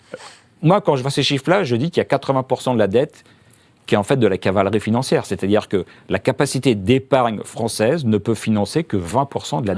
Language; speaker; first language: French; native; French